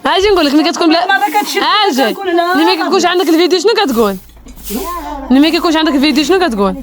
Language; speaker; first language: Arabic; native; Arabic